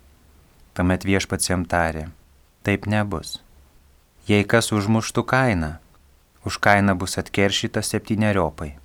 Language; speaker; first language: Lithuanian; native; Lithuanian